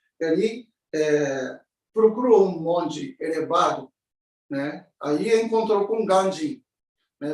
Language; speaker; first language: Portuguese; non-native, learner; Japanese